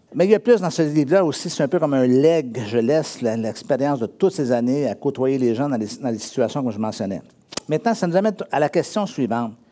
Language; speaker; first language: French; native; French